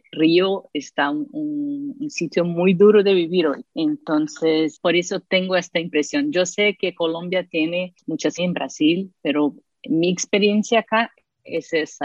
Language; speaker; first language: Spanish; non-native, fluent; Portuguese